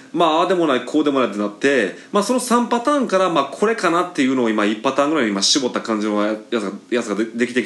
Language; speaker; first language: Japanese; native; Japanese